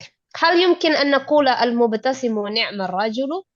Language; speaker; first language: Arabic; non-native, fluent; Indonesian